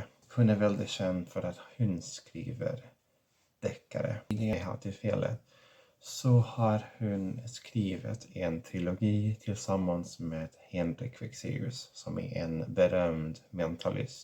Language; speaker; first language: Swedish; non-native, fluent; Catalan